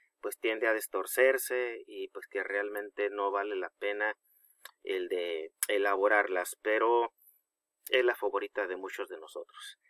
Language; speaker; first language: Spanish; native; Spanish